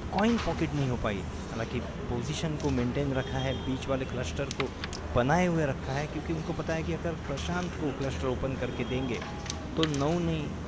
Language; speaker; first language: Hindi; non-native, local second language; Marathi